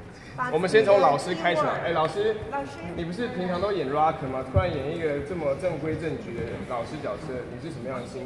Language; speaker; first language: Chinese; native; Chinese